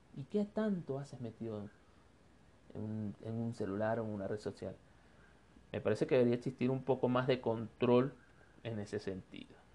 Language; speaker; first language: Spanish; native; Spanish